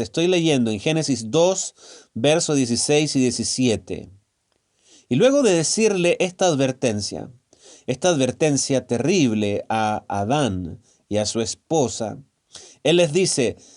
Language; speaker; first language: Spanish; native; Spanish